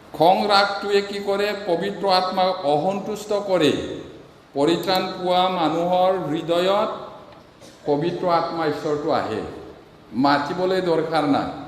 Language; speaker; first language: Assamese; non-native, local second language; Bodo